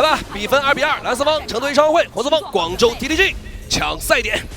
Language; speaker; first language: Chinese; native; Chinese